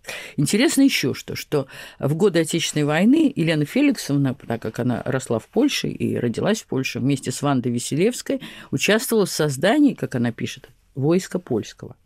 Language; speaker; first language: Russian; native; Russian